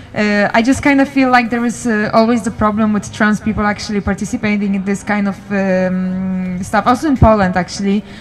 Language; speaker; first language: English; non-native, learner; Polish